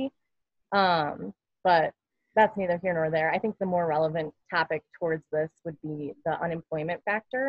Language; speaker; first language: English; native; English